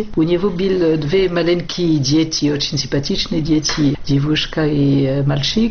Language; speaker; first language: Russian; non-native, learner; French